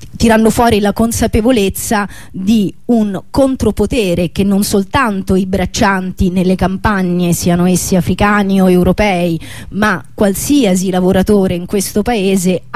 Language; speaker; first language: Italian; native; Italian